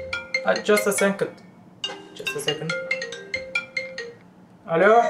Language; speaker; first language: English; non-native, learner; Turkish